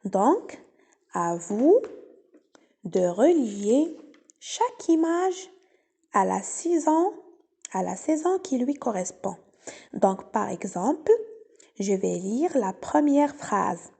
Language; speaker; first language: French; non-native, local second language; Arabic